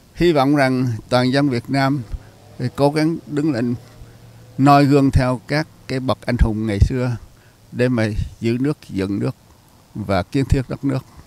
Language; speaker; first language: Vietnamese; native; Vietnamese